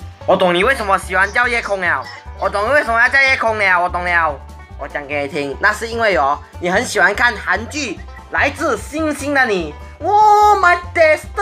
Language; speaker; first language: Chinese; native; Chinese